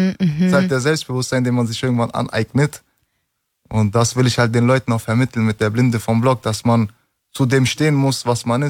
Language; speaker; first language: German; early bilingual, other home language; Turkish